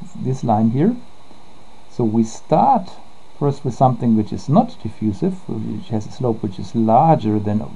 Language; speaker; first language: English; non-native, fluent; German